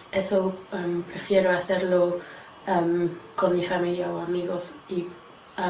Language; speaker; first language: Spanish; non-native, learner; English